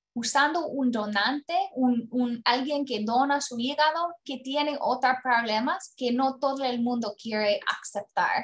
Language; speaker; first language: Spanish; non-native, learner; English